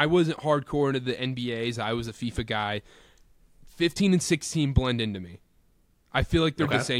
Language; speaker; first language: English; native; English